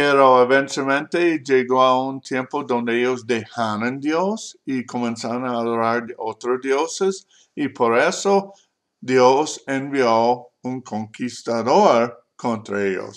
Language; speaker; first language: Spanish; non-native, learner; English